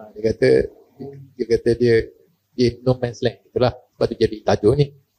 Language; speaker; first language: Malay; native; Malay